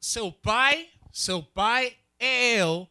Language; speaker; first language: Portuguese; non-native, learner; Spanish